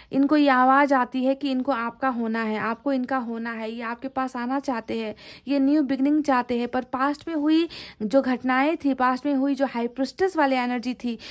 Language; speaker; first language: Hindi; native; Hindi